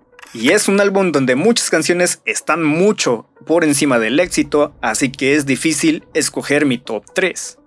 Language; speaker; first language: Spanish; native; Spanish